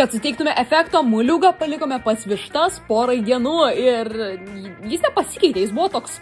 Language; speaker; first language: Lithuanian; native; Lithuanian